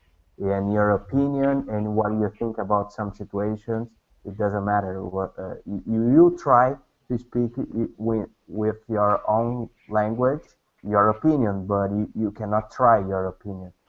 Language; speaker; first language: English; non-native, learner; Portuguese